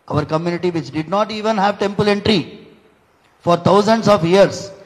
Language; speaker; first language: English; non-native, local second language; Telugu